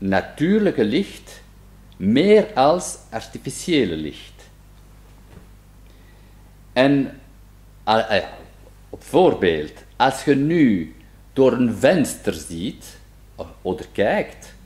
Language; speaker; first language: Dutch; non-native, fluent; French